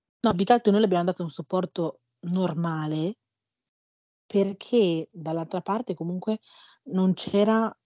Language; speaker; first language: Italian; early bilingual, other home language; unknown